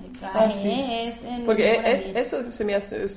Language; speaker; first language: Spanish; non-native, learner; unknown